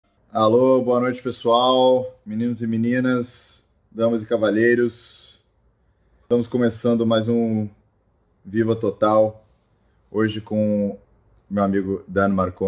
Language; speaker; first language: Portuguese; native; Portuguese